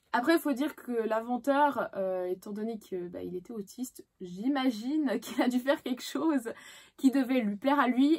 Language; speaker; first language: French; native; French